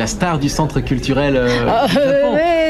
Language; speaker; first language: French; native; French